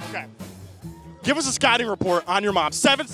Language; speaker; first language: English; native; English